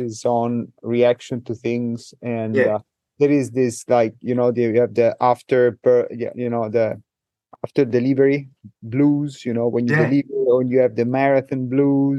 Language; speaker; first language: English; non-native, fluent; Italian